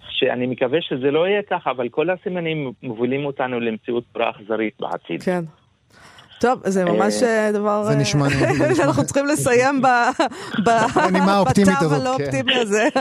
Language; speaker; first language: Hebrew; non-native, local second language; Arabic